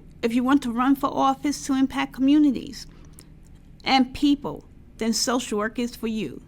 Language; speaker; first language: English; native; English